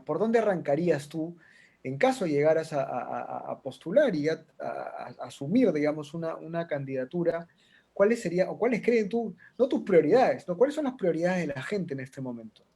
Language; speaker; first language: Spanish; native; Spanish